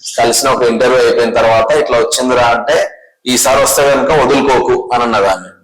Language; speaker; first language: Telugu; native; Telugu